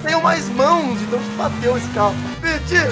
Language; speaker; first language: Portuguese; native; Portuguese